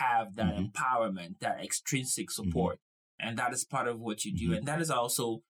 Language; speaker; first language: English; non-native, local second language; Yoruba